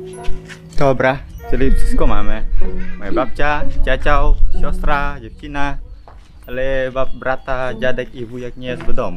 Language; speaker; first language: Polish; non-native, learner; Indonesian